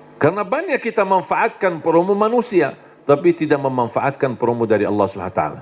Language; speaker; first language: Indonesian; non-native, fluent; Arabic